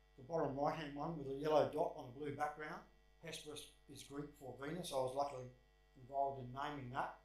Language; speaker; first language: English; native; English